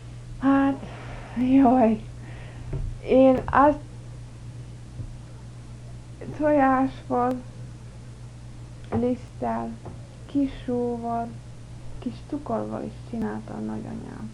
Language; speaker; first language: Hungarian; early bilingual, heritage; English